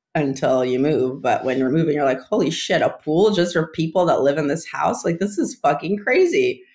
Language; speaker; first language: English; early bilingual, other home language; Russian